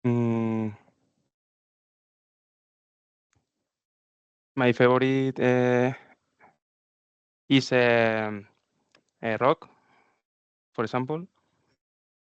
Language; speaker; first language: English; non-native, learner; Spanish